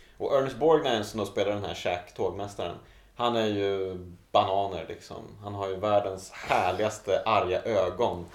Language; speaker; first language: Swedish; native; Swedish